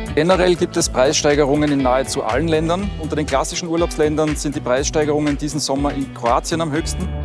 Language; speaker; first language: German; native; German